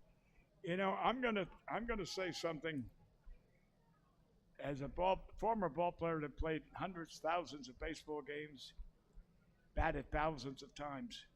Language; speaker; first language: English; native; English